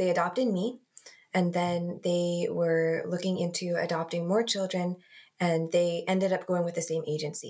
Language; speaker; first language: English; native; English